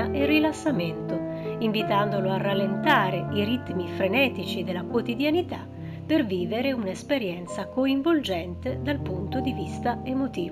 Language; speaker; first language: Italian; native; Italian